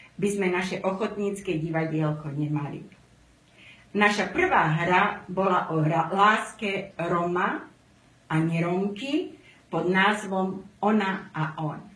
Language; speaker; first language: Slovak; non-native, local second language; Romany